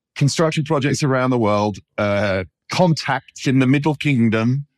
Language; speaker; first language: English; native; English